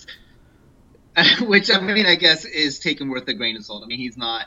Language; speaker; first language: English; native; English